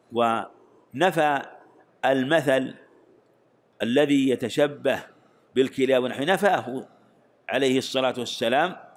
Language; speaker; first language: Arabic; native; Arabic